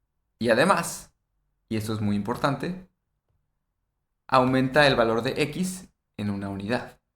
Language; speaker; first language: Spanish; native; Spanish